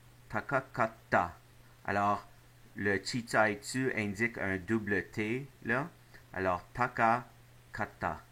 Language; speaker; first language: French; non-native, fluent; English